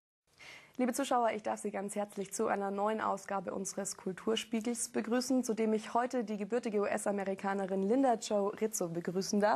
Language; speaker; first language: German; native; German